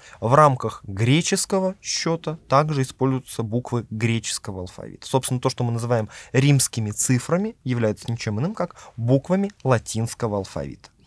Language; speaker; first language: Russian; native; Russian